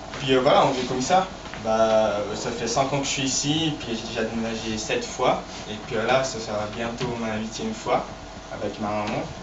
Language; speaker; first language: French; non-native, fluent; Portuguese